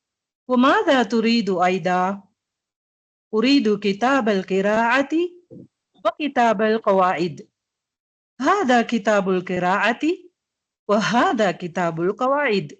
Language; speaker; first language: Arabic; non-native, learner; Tamil